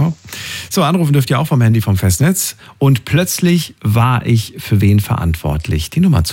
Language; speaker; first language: German; native; German